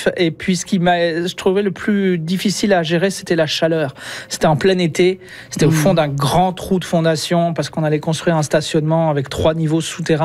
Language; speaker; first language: French; native; French